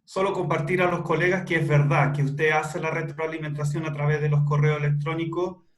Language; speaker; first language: Spanish; native; Spanish